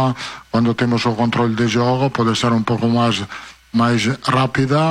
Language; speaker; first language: Portuguese; non-native, fluent; Italian